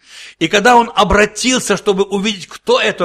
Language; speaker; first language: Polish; non-native, learner; Russian